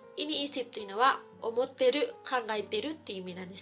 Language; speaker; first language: Japanese; non-native, fluent; Filipino